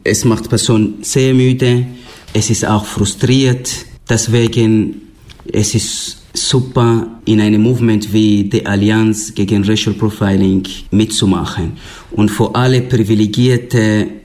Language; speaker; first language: German; non-native, fluent; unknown